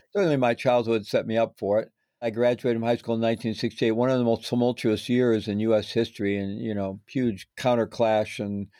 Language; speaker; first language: English; native; English